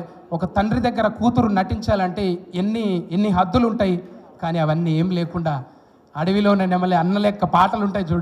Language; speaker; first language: Telugu; native; Telugu